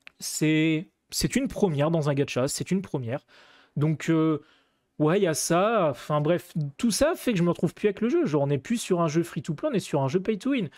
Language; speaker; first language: French; native; French